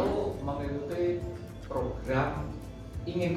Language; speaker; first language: Indonesian; native; Indonesian